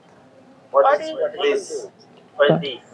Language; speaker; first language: English; non-native, learner; Bangla